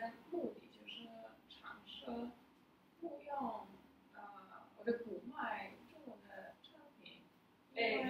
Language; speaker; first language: Chinese; non-native, learner; English